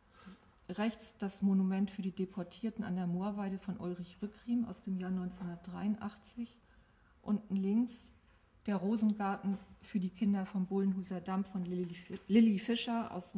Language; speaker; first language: German; native; German